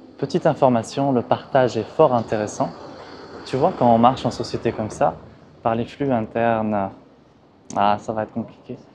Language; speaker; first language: French; early bilingual, other home language; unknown